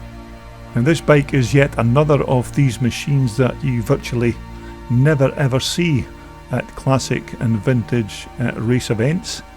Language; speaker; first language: English; native; English